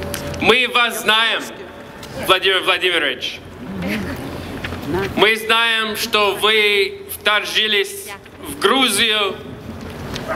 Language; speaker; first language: Russian; non-native, fluent; English